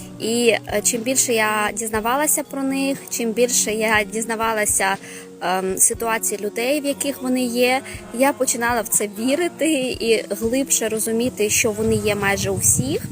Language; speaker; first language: Ukrainian; non-native, local second language; Russian